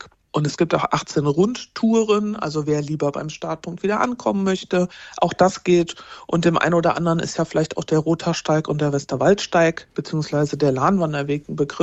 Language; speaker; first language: German; native; German